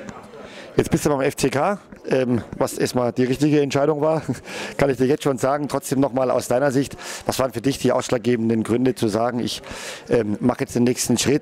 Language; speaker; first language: German; native; German